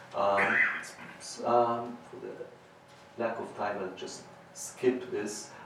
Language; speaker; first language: English; non-native, fluent; Arabic